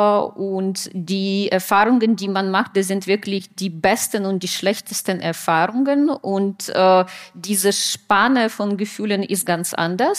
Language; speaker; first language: German; non-native, fluent; Russian